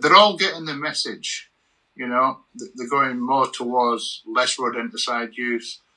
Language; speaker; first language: English; native; English